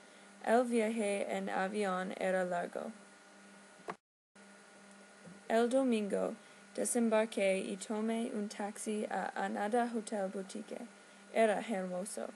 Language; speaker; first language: Spanish; non-native, learner; English